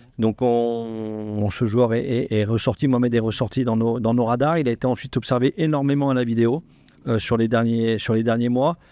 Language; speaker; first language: French; native; French